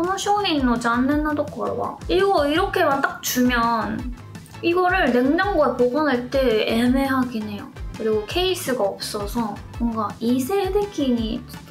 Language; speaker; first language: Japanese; non-native, fluent; Korean